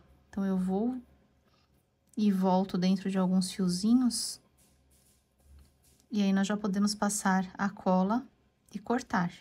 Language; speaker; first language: Portuguese; native; Portuguese